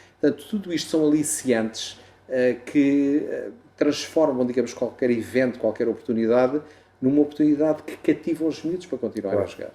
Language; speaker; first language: Portuguese; native; Portuguese